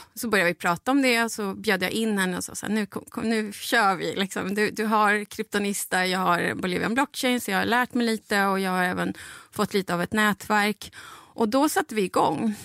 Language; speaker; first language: Swedish; non-native, fluent; Spanish